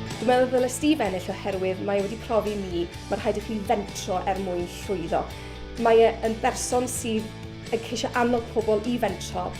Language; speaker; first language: Welsh; native; Welsh